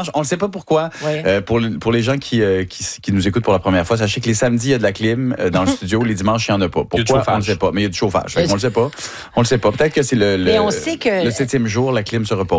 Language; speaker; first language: French; native; French